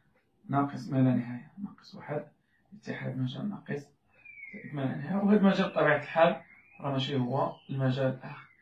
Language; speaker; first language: Arabic; native; Arabic